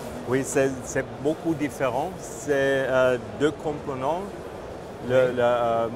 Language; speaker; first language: French; non-native, fluent; German